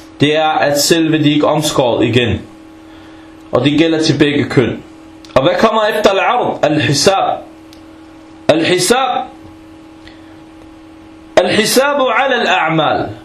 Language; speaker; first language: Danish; non-native, fluent; Arabic